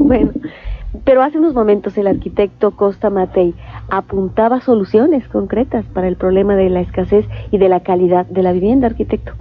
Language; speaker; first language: Spanish; native; Spanish